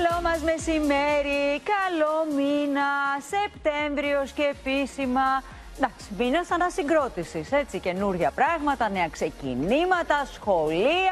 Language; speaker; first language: Greek; native; Greek